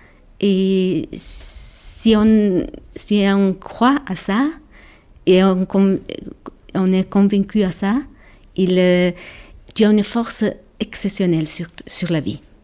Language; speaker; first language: French; non-native, local second language; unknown